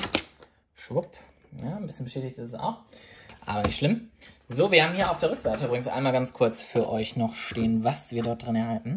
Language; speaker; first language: German; native; German